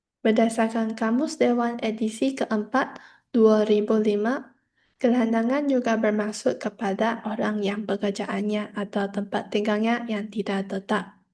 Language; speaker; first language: Malay; non-native, local second language; Chinese